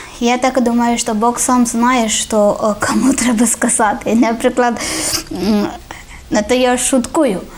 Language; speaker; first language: Ukrainian; non-native, learner; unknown